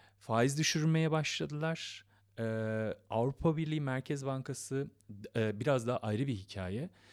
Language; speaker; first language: Turkish; native; Turkish